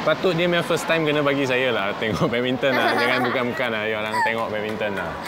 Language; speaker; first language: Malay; non-native, local second language; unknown